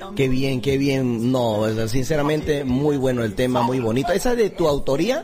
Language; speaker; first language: Spanish; native; Spanish